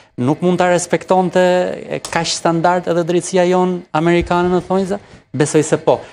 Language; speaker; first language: Albanian; native; Albanian